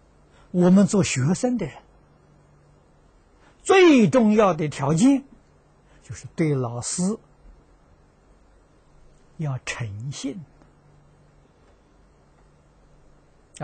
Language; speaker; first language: Chinese; native; Chinese